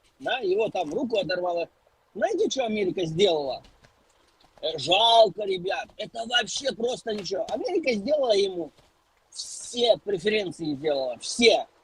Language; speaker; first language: Russian; non-native, local second language; Ukrainian